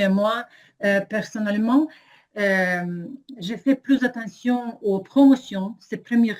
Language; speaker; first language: French; non-native, learner; Ukrainian